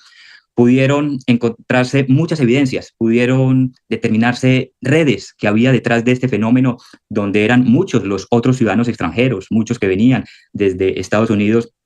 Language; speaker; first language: Spanish; native; Spanish